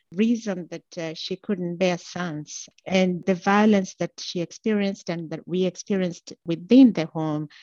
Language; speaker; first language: English; non-native, local second language; Gusii